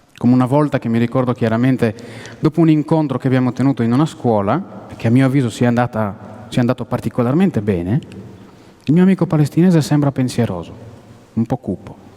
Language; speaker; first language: Italian; non-native, fluent; Hebrew